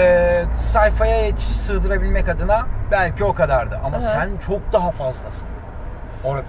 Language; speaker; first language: Turkish; native; Turkish